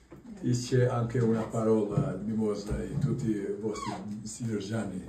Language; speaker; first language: Italian; non-native, learner; Albanian